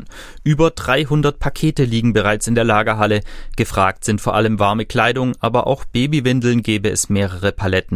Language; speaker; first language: German; native; German